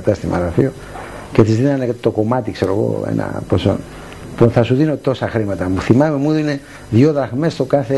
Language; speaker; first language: Greek; native; Greek